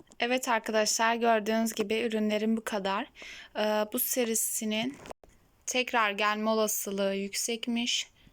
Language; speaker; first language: Turkish; native; Turkish